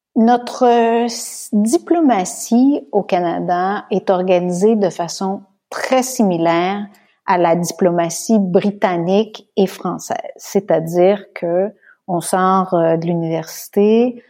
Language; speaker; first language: French; native; French